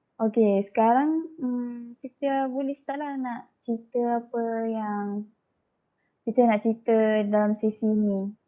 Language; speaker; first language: Malay; native; Malay